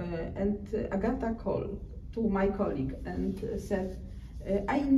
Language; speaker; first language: English; non-native, learner; Polish